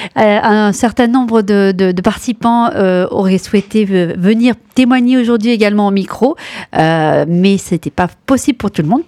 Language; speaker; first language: French; native; French